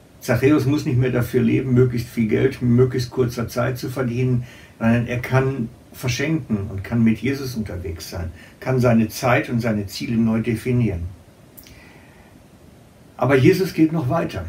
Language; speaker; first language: German; native; German